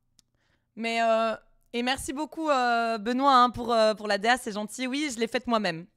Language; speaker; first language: French; native; French